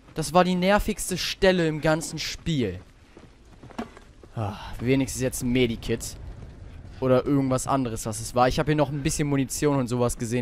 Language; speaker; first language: German; native; German